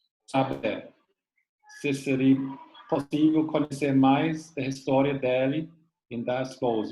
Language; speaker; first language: Portuguese; non-native, fluent; English